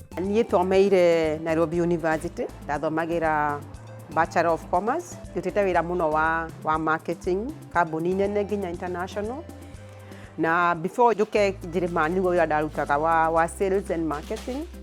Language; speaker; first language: Kikuyu; native; Kikuyu